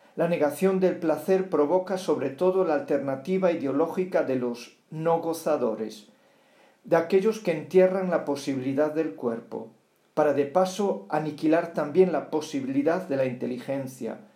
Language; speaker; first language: Spanish; non-native, local second language; Galician